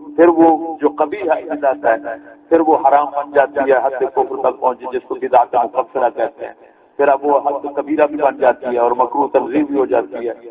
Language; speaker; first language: Urdu; non-native, local second language; Punjabi